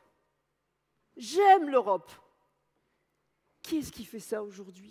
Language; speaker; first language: French; native; French